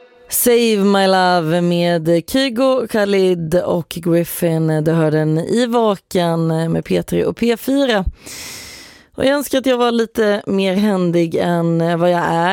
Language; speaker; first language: Swedish; native; Swedish